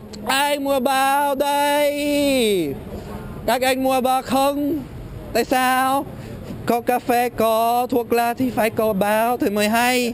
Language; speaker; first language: Vietnamese; non-native, fluent; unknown